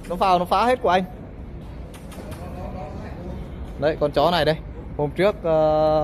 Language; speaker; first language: Vietnamese; native; Vietnamese